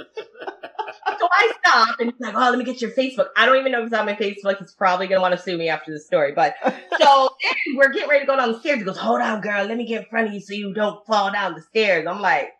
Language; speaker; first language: English; early bilingual, other home language; Italian